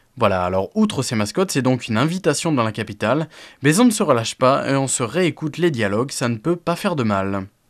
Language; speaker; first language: French; native; French